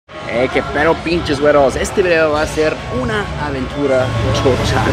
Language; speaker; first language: Spanish; non-native, fluent; German